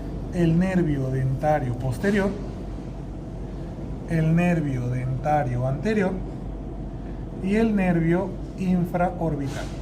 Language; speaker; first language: Spanish; native; Spanish